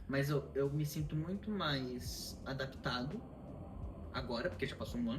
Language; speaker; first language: Portuguese; native; Portuguese